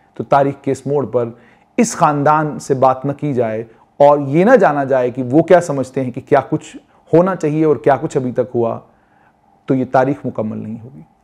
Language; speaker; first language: Hindi; non-native, local second language; Kashmiri